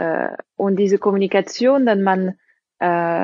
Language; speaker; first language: German; non-native, fluent; French